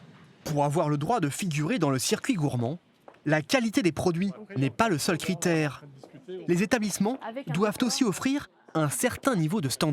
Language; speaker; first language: French; native; French